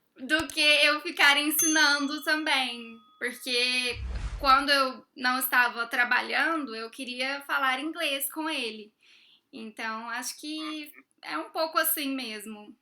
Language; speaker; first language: Portuguese; native; Portuguese